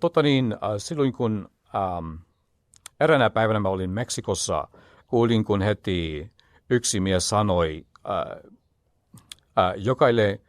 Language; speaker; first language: Finnish; non-native, learner; English